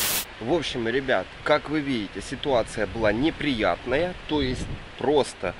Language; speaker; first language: Russian; native; Russian